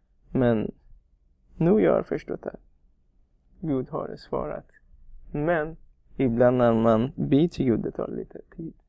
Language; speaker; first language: Swedish; non-native, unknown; Persian